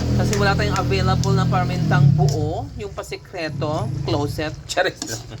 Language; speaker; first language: Filipino; non-native, local second language; Cebuano